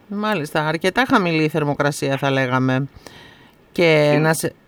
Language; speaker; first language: Greek; native; Greek